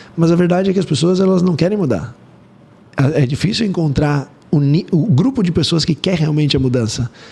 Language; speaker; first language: Portuguese; early bilingual, heritage; Portuguese